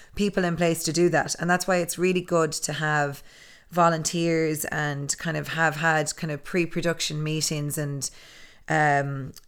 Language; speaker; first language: English; native; English